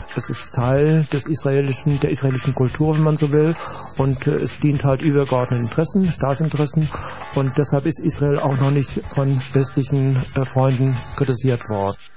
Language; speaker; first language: German; native; German